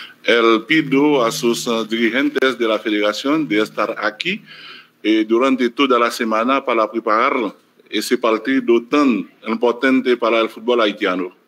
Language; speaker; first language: Spanish; non-native, fluent; Haitian Creole